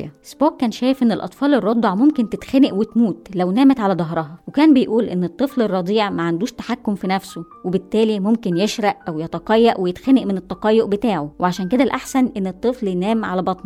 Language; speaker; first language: Arabic; native; Arabic